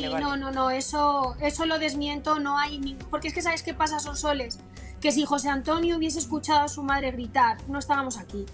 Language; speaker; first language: Spanish; native; Spanish